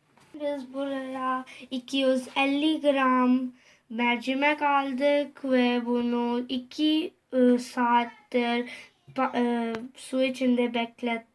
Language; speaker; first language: Turkish; non-native, learner; Urdu